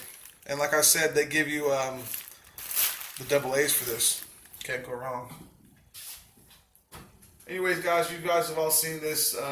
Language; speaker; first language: English; native; English